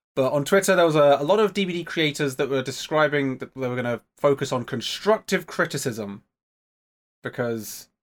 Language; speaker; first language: English; native; English